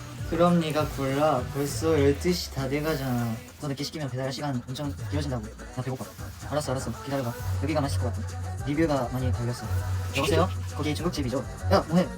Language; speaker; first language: Korean; non-native, fluent; Japanese